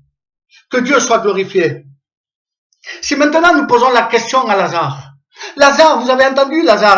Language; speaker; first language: French; native; French